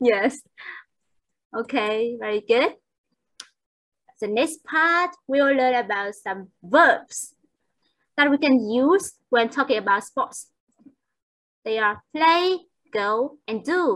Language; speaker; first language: English; non-native, fluent; Vietnamese